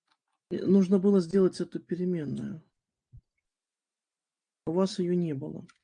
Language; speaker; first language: Russian; native; Russian